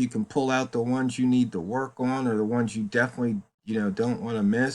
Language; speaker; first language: English; native; English